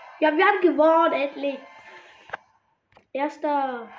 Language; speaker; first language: German; native; German